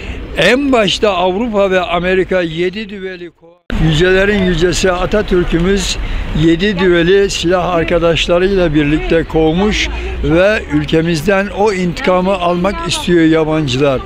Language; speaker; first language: Turkish; native; Turkish